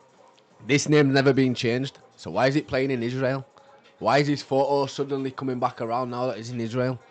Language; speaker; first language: English; native; English